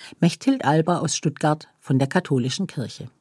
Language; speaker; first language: German; native; German